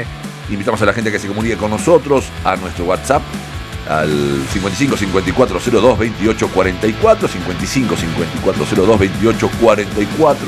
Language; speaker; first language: Spanish; native; Spanish